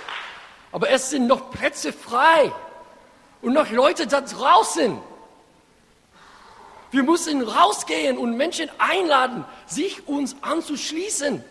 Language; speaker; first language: German; non-native, fluent; English